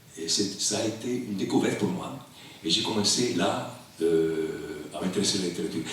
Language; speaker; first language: French; non-native, local second language; Italian